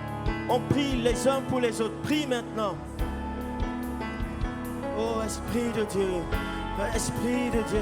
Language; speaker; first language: French; native; French